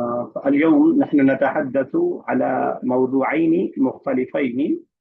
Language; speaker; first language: Arabic; non-native, fluent; Urdu